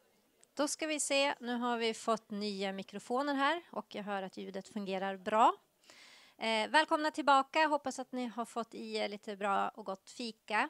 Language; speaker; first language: Swedish; native; Swedish